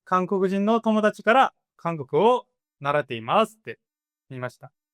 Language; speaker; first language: Japanese; non-native, fluent; Korean